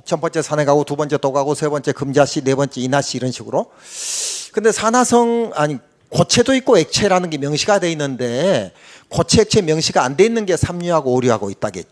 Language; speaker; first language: Korean; native; Korean